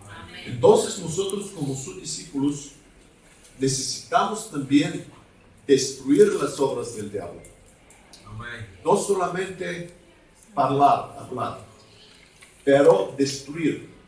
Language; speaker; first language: Spanish; non-native, fluent; Bulgarian